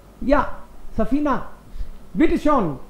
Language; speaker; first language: German; non-native, fluent; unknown